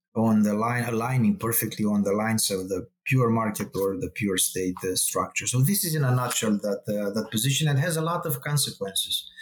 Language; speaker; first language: English; non-native, fluent; Romanian